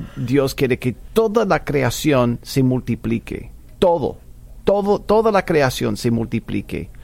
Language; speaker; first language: Spanish; non-native, fluent; English